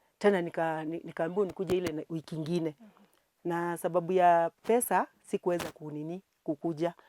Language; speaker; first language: Swahili; non-native, local second language; Kikuyu